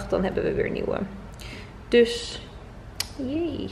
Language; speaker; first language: Dutch; native; Dutch